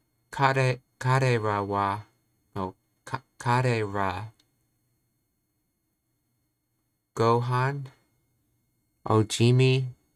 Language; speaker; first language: Japanese; non-native, learner; English